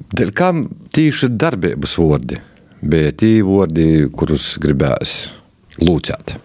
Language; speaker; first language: Latvian; native; Latvian